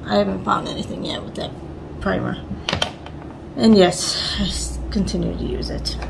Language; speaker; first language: English; native; English